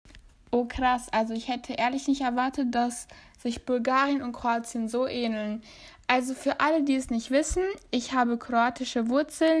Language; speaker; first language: German; early bilingual, other home language; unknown